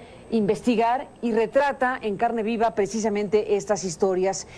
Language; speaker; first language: Spanish; native; Spanish